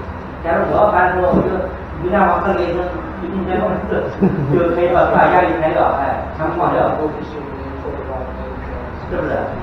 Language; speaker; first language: Chinese; native; Chinese